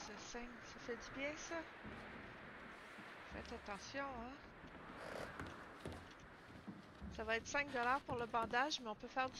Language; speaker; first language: French; native; French